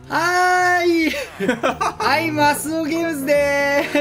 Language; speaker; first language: Japanese; native; Japanese